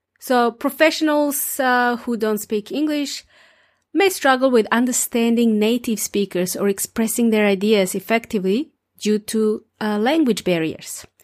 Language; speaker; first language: English; non-native, fluent; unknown